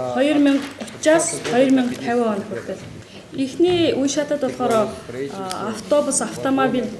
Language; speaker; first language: Mongolian; non-native, fluent; Kazakh